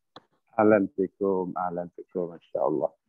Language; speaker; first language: Arabic; non-native, fluent; Indonesian